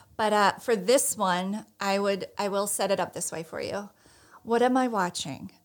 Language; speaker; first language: English; native; English